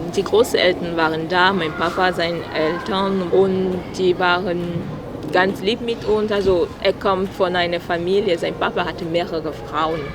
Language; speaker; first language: German; non-native, fluent; French